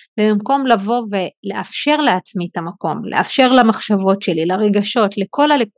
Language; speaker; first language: Hebrew; non-native, local second language; Arabic